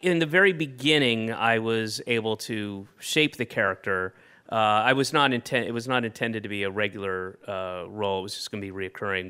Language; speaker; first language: English; native; English